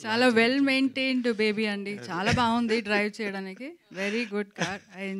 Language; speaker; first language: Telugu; non-native, local second language; Kannada